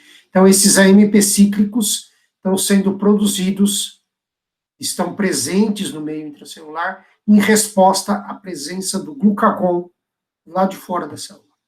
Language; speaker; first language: Portuguese; native; Portuguese